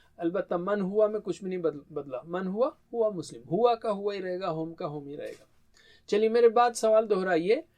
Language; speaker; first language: Urdu; native; Urdu